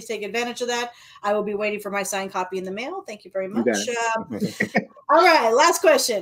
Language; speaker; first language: English; native; English